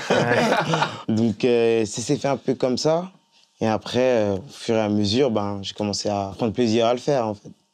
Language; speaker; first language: French; early bilingual, other home language; Fula